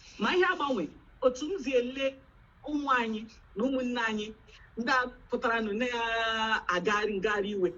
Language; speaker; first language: Igbo; native; Igbo